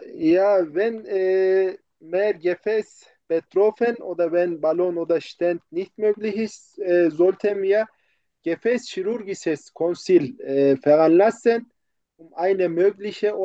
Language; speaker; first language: German; non-native, fluent; Turkish